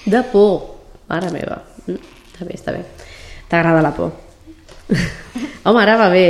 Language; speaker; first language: Catalan; native; Catalan